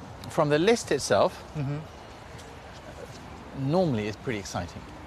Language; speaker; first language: English; native; English